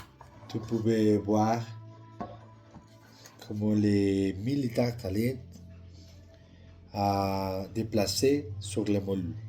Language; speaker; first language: French; non-native, learner; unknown